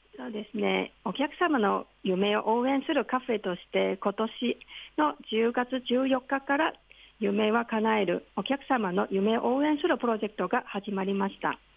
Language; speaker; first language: Japanese; non-native, fluent; Cantonese